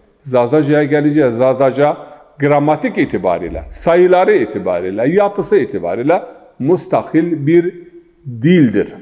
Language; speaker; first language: Turkish; non-native, local second language; Zaza